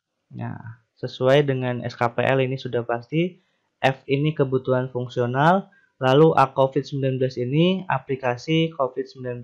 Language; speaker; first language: Indonesian; native; Indonesian